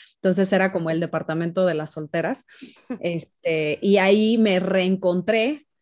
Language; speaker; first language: Spanish; native; Spanish